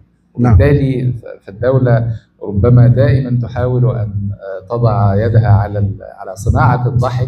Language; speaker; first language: Arabic; native; Arabic